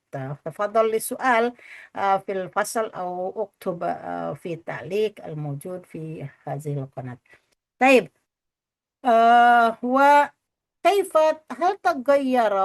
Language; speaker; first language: Arabic; non-native, fluent; Indonesian